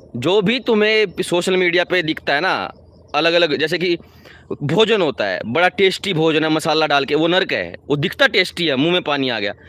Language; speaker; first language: Hindi; native; Hindi